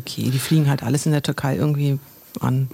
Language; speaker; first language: German; native; German